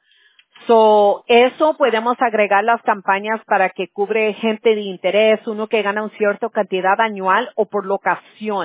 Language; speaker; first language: Spanish; early bilingual, heritage; Spanish